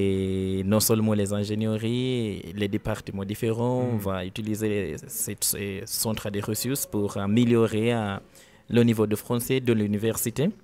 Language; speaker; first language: French; non-native, learner; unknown